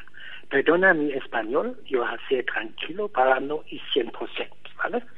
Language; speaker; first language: Spanish; non-native, learner; German